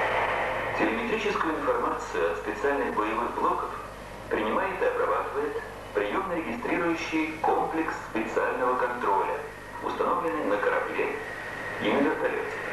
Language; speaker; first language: Russian; native; Russian